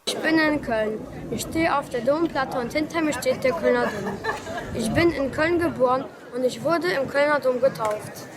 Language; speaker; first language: German; early bilingual, other home language; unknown